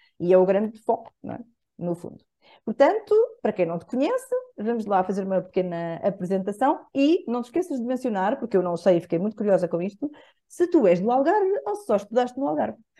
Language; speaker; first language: Portuguese; native; Portuguese